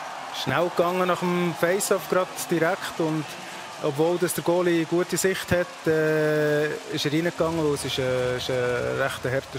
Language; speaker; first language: German; native; German